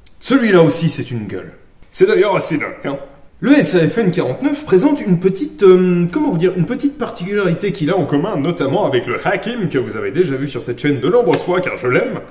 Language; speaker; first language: French; native; French